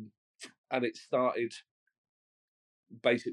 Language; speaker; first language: English; native; English